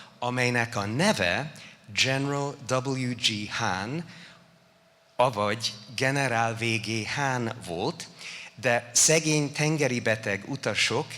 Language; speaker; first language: Hungarian; non-native, fluent; English